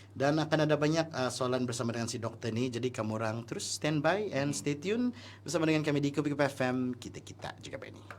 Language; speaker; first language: Malay; native; Malay